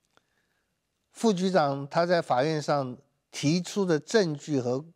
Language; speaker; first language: Chinese; native; Chinese